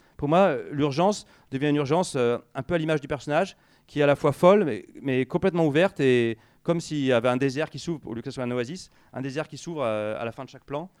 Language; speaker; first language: French; native; French